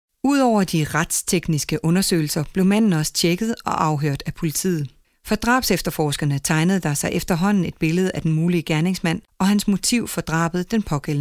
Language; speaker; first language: Danish; native; Danish